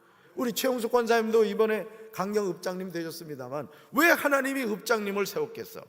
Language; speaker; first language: Korean; native; Korean